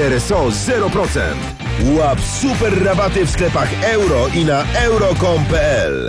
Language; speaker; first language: Polish; native; Polish